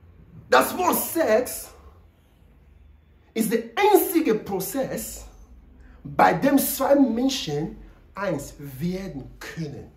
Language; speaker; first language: German; non-native, learner; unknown